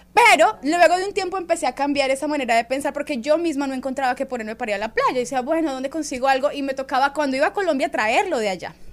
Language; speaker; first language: Spanish; native; Spanish